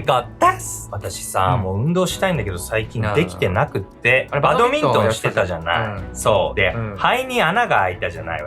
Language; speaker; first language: Japanese; native; Japanese